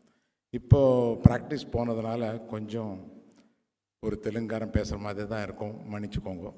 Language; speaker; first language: Tamil; non-native, local second language; Telugu